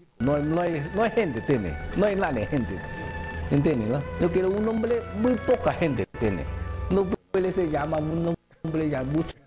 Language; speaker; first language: Spanish; non-native, learner; Cantonese